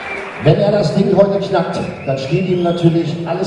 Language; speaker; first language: German; native; German